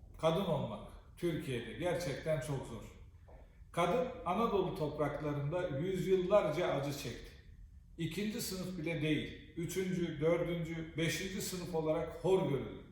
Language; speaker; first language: Turkish; native; Turkish